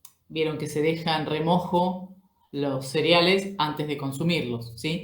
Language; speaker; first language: Spanish; native; Spanish